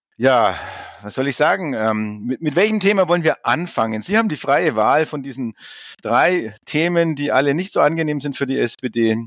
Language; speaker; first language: German; native; German